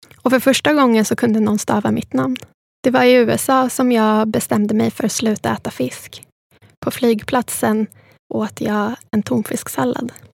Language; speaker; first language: Swedish; early bilingual, other home language; Spanish